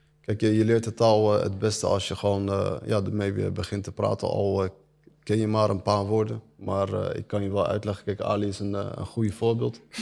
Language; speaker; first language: Dutch; early bilingual, other home language; Arabic